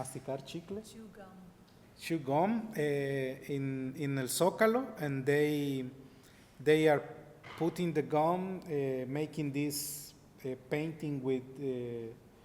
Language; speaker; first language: English; non-native, learner; Spanish